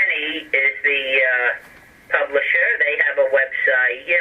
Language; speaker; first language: English; native; English